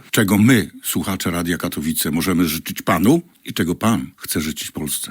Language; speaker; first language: Polish; native; Polish